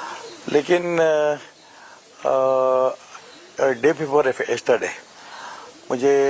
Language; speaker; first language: Hindi; non-native, local second language; Kannada